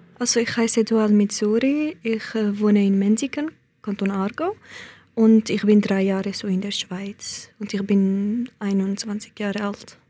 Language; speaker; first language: German; non-native, learner; Central Kurdish